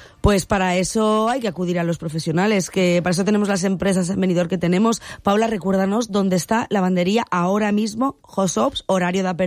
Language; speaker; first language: Spanish; native; Spanish